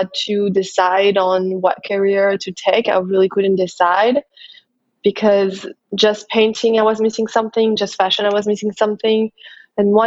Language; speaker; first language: English; non-native, fluent; French